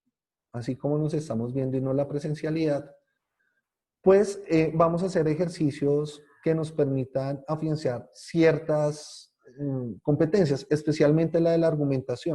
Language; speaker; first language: Spanish; native; Spanish